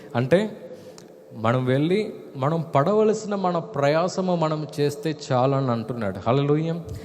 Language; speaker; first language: Telugu; non-native, fluent; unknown